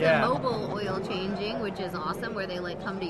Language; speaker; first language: English; native; English